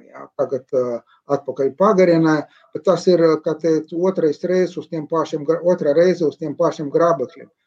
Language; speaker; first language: Latvian; non-native, local second language; Russian